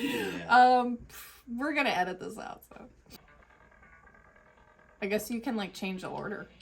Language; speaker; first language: English; native; English